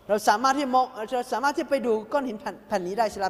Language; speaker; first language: Thai; native; Thai